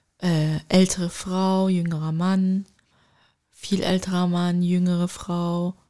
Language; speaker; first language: German; early bilingual, other home language; Turkish